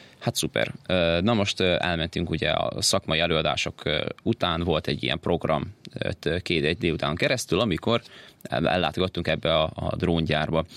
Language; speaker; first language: Hungarian; native; Hungarian